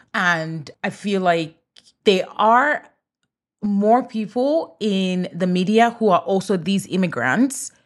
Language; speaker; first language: English; native; English